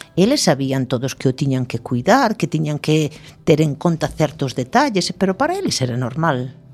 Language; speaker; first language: Galician; native; Galician